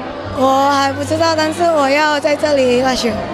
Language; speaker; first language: Chinese; non-native, learner; Indonesian